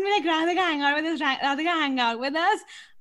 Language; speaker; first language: English; non-native, local second language; Hindi